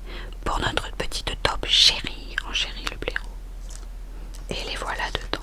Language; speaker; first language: French; native; French